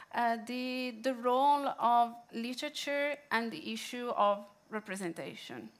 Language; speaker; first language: English; non-native, fluent; Italian